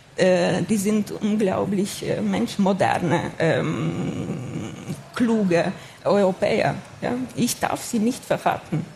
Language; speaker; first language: German; non-native, fluent; Ukrainian